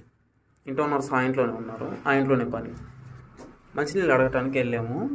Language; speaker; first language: Telugu; native; Telugu